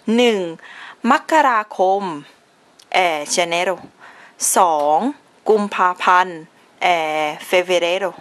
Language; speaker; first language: Portuguese; non-native, learner; Thai